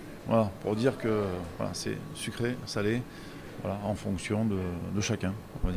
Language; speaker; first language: French; native; French